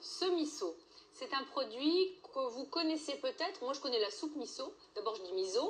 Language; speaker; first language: French; native; French